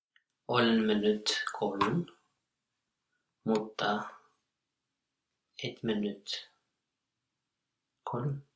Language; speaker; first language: Finnish; non-native, learner; English